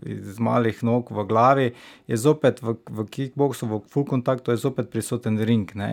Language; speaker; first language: Slovenian; native; Slovenian